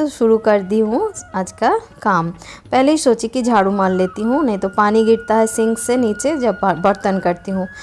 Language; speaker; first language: Hindi; non-native, local second language; Bangla